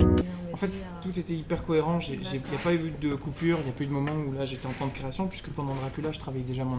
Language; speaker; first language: French; native; French